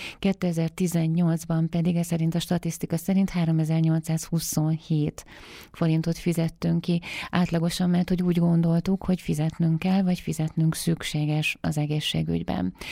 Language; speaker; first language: Hungarian; native; Hungarian